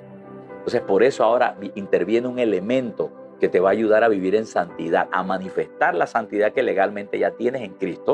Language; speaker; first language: Spanish; native; Spanish